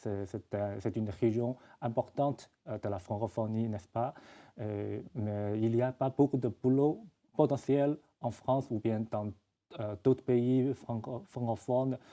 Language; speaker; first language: French; non-native, fluent; Chinese